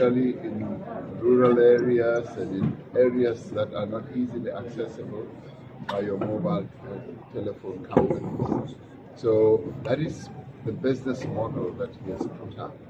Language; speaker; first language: English; non-native, local second language; Venda